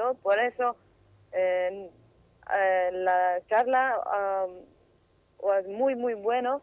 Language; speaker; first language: Spanish; non-native, learner; Kurdish